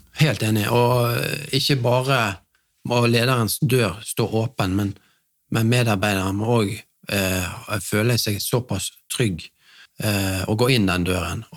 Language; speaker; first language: Norwegian; native; Norwegian